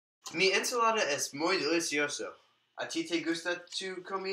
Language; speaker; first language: Spanish; non-native, learner; English